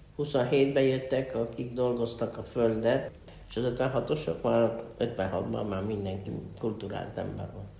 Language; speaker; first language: Hungarian; early bilingual, heritage; Hungarian